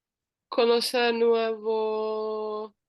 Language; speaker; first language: Spanish; non-native, learner; English